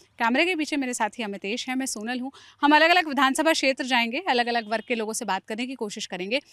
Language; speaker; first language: Hindi; native; Hindi